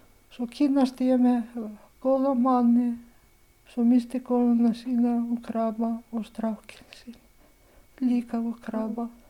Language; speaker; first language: Icelandic; non-native, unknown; Ukrainian